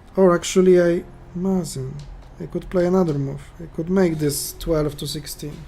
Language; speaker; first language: English; non-native, fluent; Polish